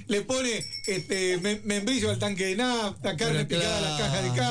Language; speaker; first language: Spanish; native; Spanish